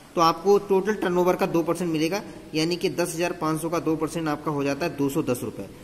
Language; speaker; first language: Hindi; native; Hindi